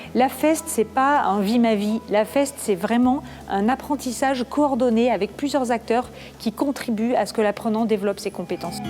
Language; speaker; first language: French; native; French